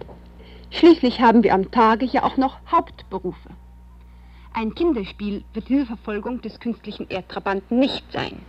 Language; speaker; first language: German; native; German